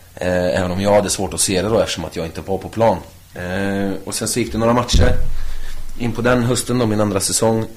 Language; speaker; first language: Swedish; native; Swedish